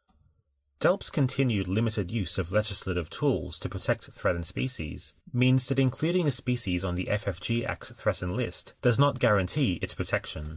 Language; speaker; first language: English; native; English